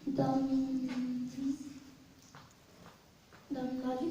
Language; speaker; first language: French; non-native, learner; Arabic